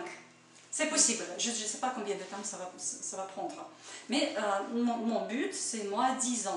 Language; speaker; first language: French; non-native, learner; Russian